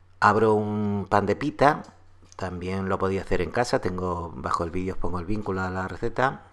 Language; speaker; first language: Spanish; native; Spanish